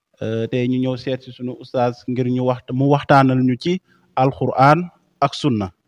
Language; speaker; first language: Wolof; native; Wolof